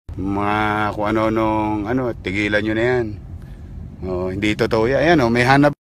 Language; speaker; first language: Filipino; native; Filipino